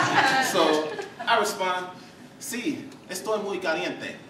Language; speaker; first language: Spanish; non-native, learner; English